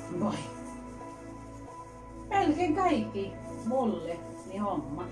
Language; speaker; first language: Finnish; non-native, learner; Filipino